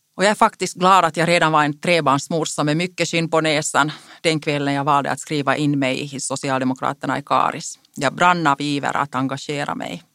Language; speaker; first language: Swedish; non-native, local second language; Finnish